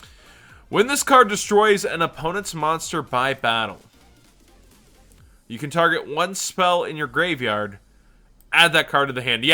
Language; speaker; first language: English; native; English